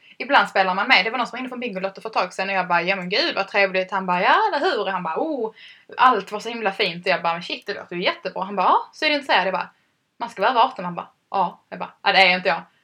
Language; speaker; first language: Swedish; native; Swedish